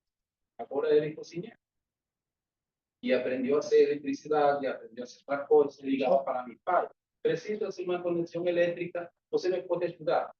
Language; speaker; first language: Portuguese; non-native, learner; Spanish